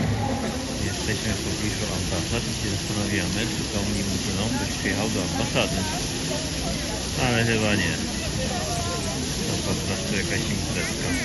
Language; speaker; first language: Polish; native; Polish